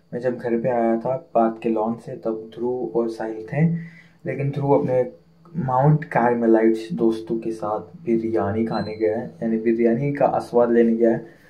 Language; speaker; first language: Hindi; non-native, local second language; Marathi